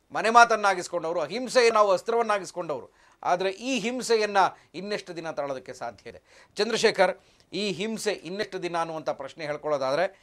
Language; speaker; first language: Kannada; native; Kannada